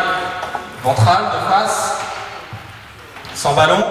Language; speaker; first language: French; native; French